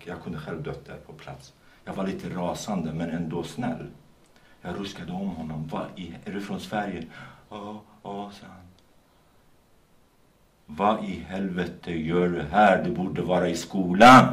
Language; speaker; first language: Swedish; non-native, fluent; Kurdish